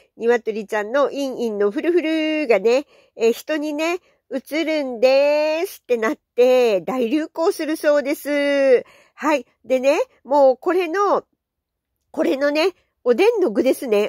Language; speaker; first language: Japanese; native; Japanese